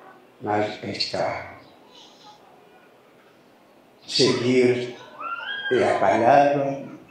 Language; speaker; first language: Portuguese; non-native, learner; Lingala